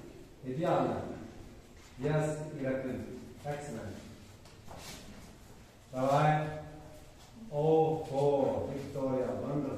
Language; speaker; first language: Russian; non-native, learner; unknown